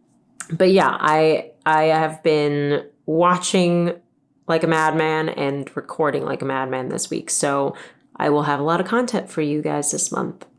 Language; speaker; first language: English; native; English